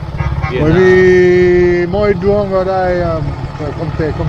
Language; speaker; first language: Vietnamese; non-native, learner; Hebrew